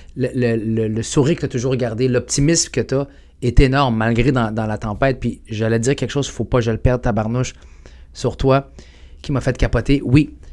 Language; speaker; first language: French; early bilingual, other home language; Arabic